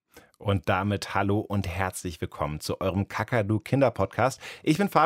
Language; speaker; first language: German; native; German